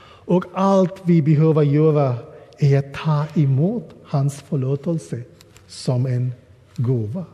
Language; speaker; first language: Swedish; non-native, fluent; English